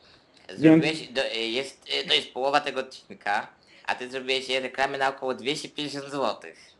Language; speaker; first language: Polish; native; Polish